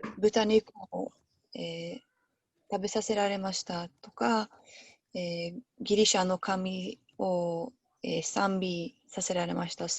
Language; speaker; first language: Japanese; non-native, learner; English